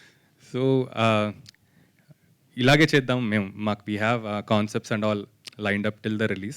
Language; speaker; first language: Telugu; native; Telugu